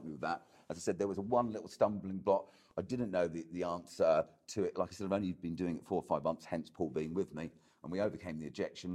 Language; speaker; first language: English; native; English